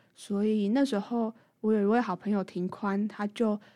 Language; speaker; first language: Chinese; native; Chinese